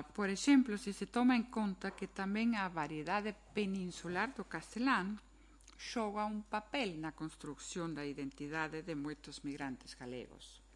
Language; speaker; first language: Galician; non-native, fluent; German